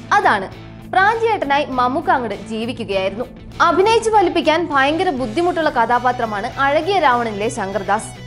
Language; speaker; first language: Malayalam; native; Malayalam